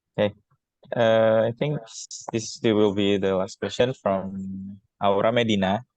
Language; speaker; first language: English; non-native, learner; Indonesian